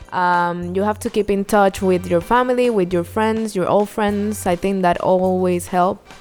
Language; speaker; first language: English; non-native, fluent; Spanish